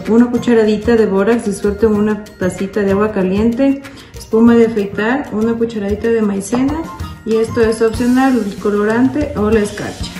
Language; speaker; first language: Spanish; native; Spanish